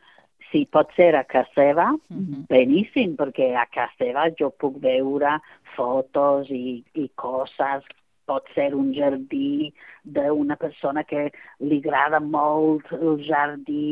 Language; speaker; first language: Catalan; non-native, fluent; English